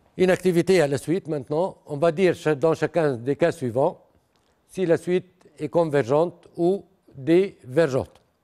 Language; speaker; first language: French; non-native, local second language; Arabic